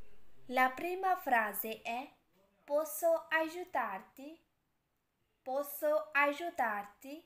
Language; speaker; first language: Italian; non-native, fluent; Urdu